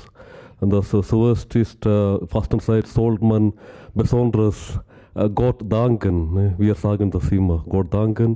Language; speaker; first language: German; non-native, learner; Malayalam